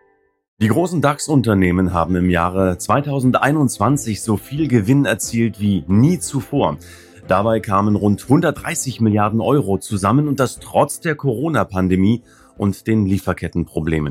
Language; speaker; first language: German; native; German